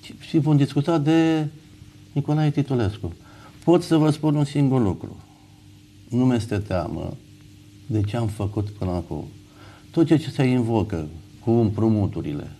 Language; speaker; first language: Romanian; native; Romanian